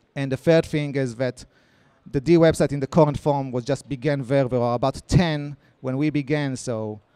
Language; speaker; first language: English; non-native, fluent; Hebrew